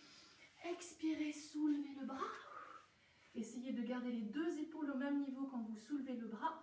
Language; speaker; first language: French; native; French